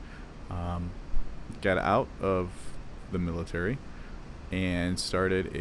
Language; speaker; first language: English; native; English